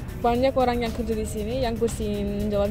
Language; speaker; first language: Indonesian; non-native, fluent; Turkish